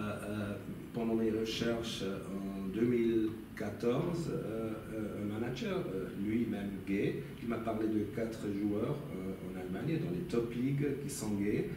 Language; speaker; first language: French; non-native, local second language; German